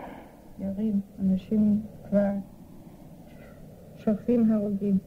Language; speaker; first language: Hebrew; non-native, fluent; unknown